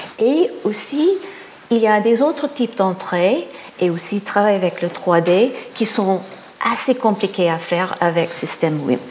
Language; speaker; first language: French; non-native, fluent; English